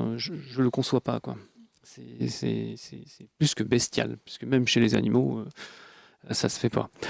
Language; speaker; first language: French; native; French